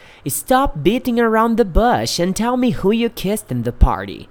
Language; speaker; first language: English; non-native, fluent; Portuguese